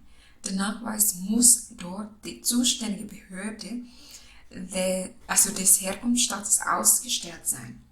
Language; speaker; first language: German; non-native, local second language; Filipino